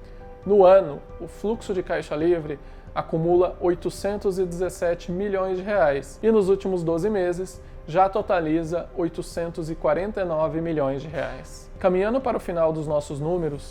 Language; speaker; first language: Portuguese; native; Portuguese